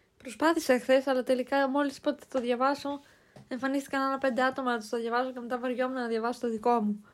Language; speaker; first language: Greek; native; Greek